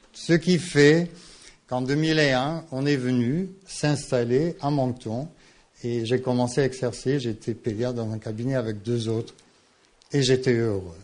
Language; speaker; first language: French; non-native, fluent; English